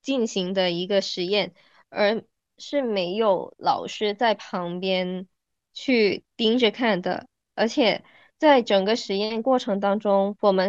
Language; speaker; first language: Chinese; non-native, local second language; Cantonese